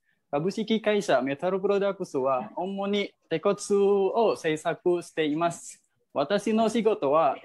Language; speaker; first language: Japanese; non-native, fluent; Indonesian